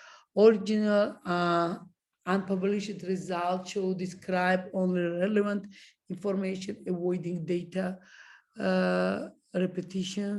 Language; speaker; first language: English; non-native, learner; Georgian